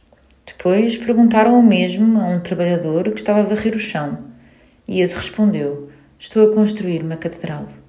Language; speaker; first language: Portuguese; native; Portuguese